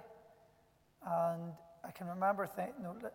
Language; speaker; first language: English; native; English